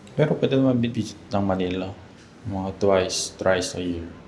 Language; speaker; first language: Filipino; non-native, learner; Korean